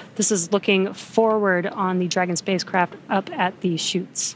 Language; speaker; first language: English; native; English